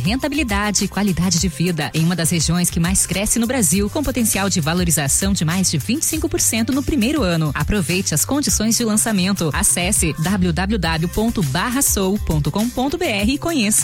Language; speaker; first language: Portuguese; native; Portuguese